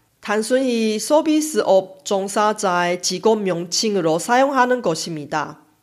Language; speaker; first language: Korean; non-native, fluent; Chinese